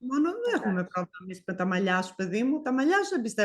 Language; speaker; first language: Greek; native; Greek